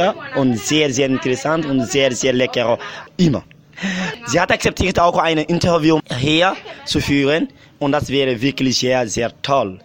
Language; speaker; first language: German; non-native, learner; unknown